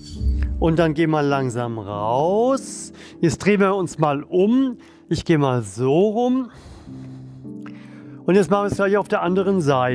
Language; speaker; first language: German; native; German